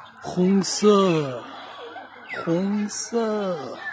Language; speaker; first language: Chinese; non-native, learner; Punjabi